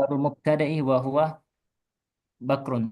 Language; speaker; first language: Arabic; non-native, fluent; Indonesian